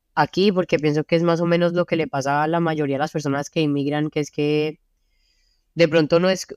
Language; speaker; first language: Spanish; native; Spanish